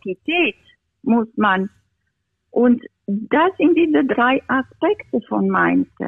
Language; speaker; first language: German; non-native, fluent; Romanian